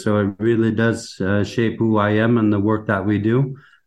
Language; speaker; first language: English; native; English